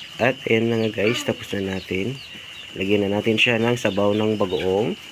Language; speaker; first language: Filipino; non-native, local second language; Iloko